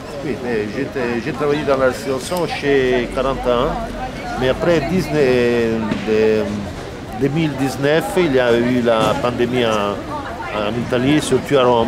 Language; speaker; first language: French; non-native, learner; Italian